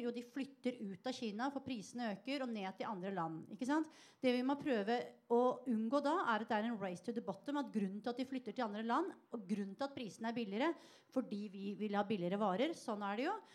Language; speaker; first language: Norwegian; native; Norwegian